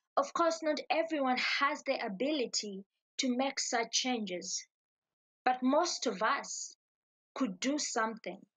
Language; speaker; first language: English; non-native, local second language; Ganda